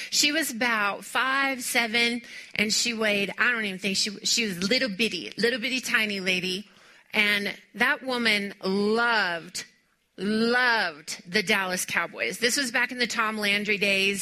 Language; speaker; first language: English; native; English